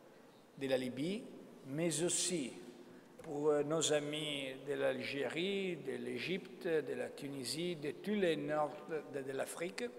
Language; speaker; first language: French; non-native, fluent; Italian